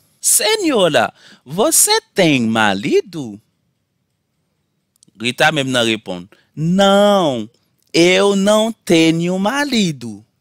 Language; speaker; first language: Portuguese; non-native, learner; Haitian Creole